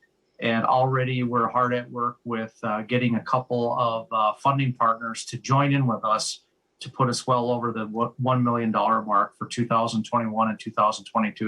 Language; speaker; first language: English; native; English